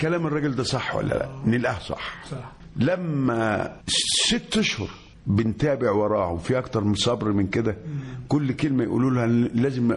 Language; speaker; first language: Arabic; native; Arabic